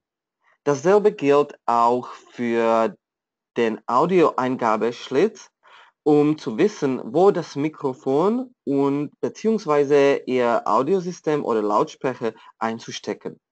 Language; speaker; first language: German; non-native, fluent; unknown